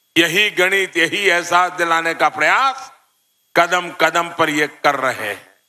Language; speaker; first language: Hindi; non-native, local second language; Gujarati